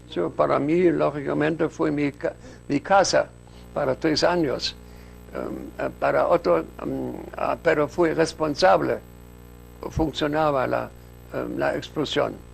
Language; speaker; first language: Spanish; non-native, fluent; German